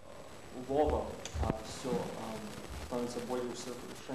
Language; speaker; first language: Russian; non-native, fluent; English